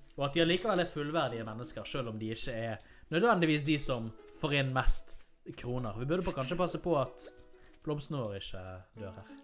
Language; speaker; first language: Norwegian; native; Norwegian